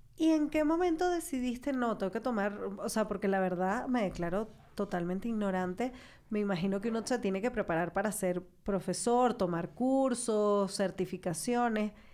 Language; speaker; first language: Spanish; native; Spanish